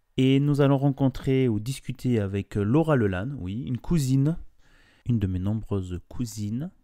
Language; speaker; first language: French; native; French